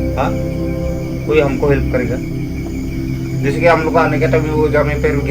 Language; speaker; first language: Hindi; non-native, local second language; Garo